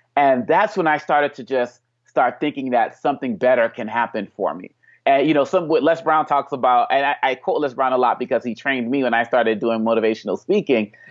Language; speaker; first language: English; native; English